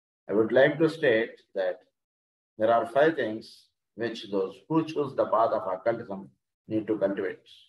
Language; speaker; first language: English; non-native, local second language; Telugu